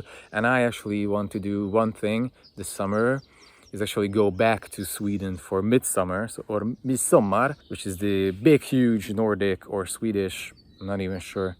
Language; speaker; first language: English; non-native, fluent; Hungarian